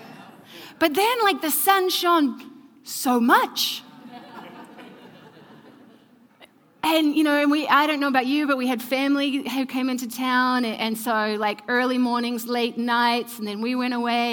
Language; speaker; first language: English; native; English